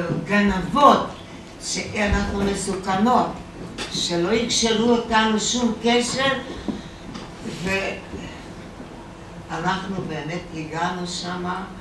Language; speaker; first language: Hebrew; non-native, fluent; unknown